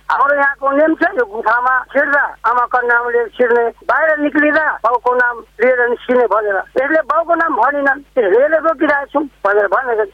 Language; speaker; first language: Nepali; non-native, local second language; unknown